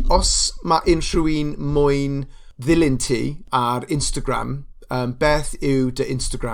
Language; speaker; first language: Welsh; non-native, local second language; English